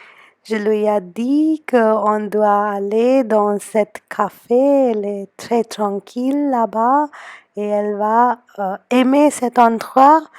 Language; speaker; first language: French; non-native, fluent; Hindi